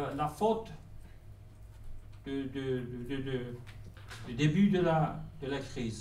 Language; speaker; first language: French; non-native, fluent; Persian